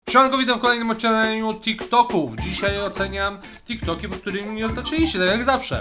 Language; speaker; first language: Polish; native; Polish